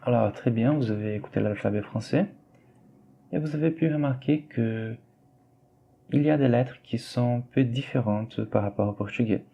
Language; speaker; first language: French; non-native, fluent; Portuguese